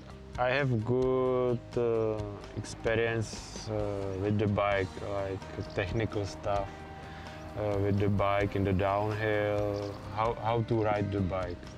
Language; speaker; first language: English; non-native, learner; Czech